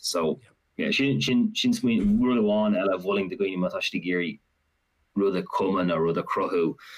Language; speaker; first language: Irish; non-native, local second language; English